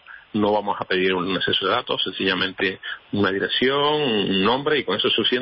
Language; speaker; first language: Spanish; native; Spanish